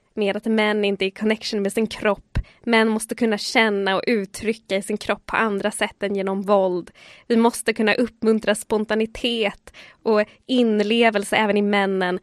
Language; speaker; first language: Swedish; early bilingual, other home language; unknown